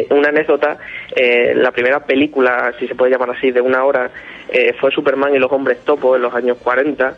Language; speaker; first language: Spanish; native; Spanish